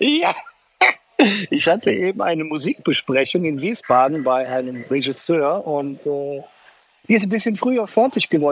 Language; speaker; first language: German; native; German